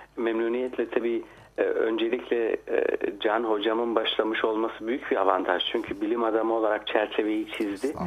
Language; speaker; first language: Turkish; native; Turkish